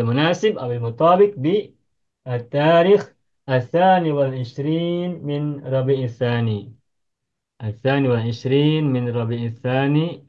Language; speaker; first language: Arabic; non-native, fluent; Indonesian